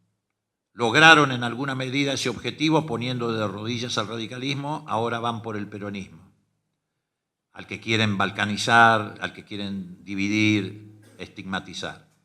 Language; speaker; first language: Spanish; native; Spanish